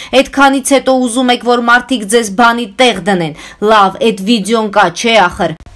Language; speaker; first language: Armenian; native; Armenian